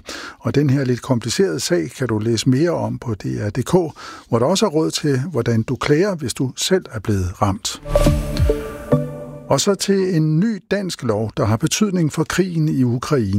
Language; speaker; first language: Danish; native; Danish